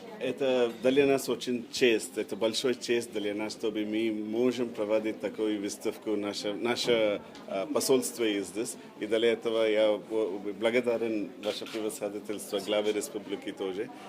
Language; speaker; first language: Russian; non-native, learner; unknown